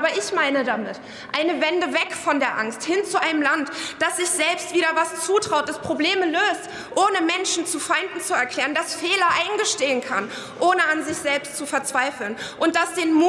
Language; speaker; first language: German; early bilingual, other home language; Arabic